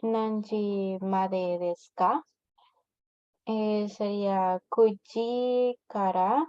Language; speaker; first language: Japanese; non-native, learner; Spanish